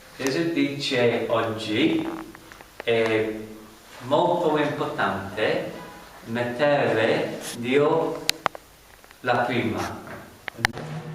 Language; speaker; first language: Italian; non-native, learner; English